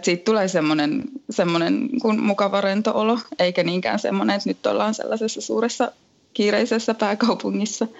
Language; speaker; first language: Finnish; native; Finnish